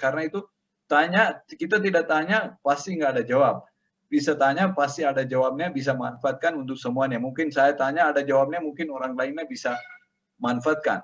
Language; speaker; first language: Indonesian; non-native, learner; Tamil